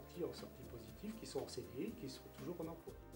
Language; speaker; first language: French; native; French